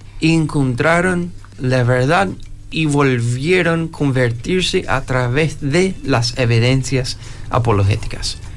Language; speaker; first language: Spanish; non-native, fluent; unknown